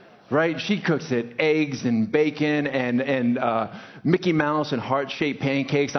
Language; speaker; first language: English; native; English